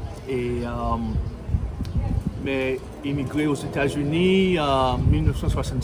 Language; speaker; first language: French; non-native, local second language; Haitian Creole